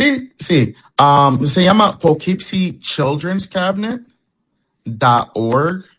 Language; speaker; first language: Spanish; non-native, fluent; English